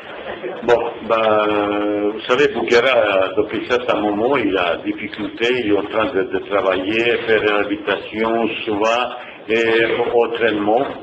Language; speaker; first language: French; non-native, fluent; Bosnian